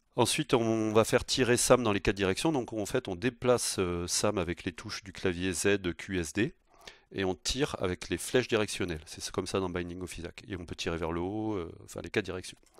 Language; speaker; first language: French; native; French